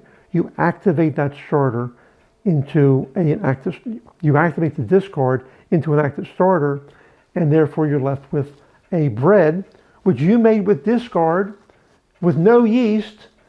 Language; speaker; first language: English; native; English